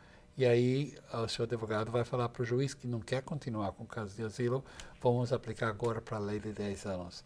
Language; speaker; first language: Portuguese; non-native, fluent; English